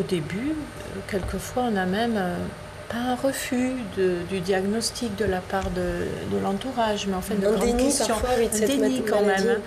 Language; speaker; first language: French; native; French